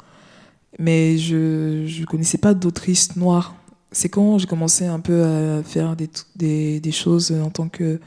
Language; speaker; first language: French; native; French